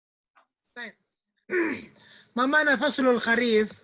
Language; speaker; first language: Arabic; non-native, fluent; Indonesian